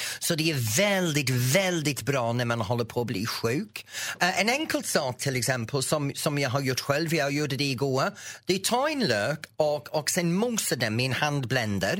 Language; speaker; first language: Swedish; non-native, fluent; English